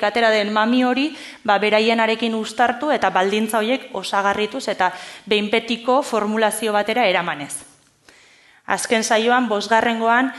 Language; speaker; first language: Basque; native; Basque